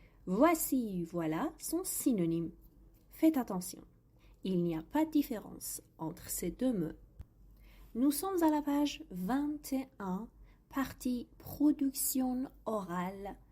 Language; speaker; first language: French; non-native, fluent; Persian